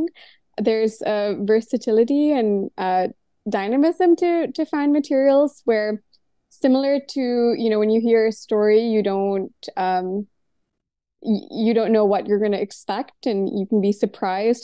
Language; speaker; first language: English; non-native, local second language; Urdu